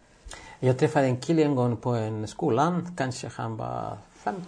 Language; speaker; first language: Swedish; non-native, fluent; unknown